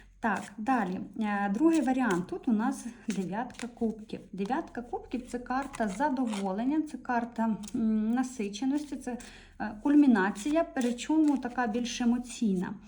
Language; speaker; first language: Ukrainian; non-native, local second language; Russian